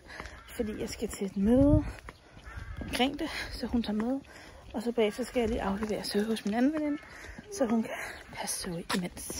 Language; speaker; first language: Danish; native; Danish